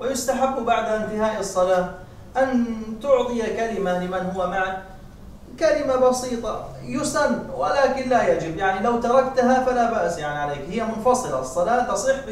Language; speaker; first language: Arabic; native; Arabic